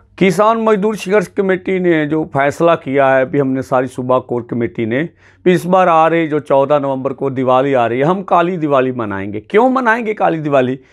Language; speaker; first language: Hindi; non-native, local second language; Punjabi